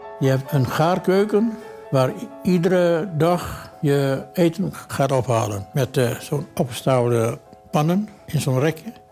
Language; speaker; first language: Dutch; early bilingual, other home language; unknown